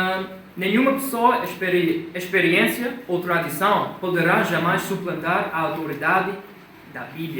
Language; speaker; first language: Portuguese; non-native, fluent; English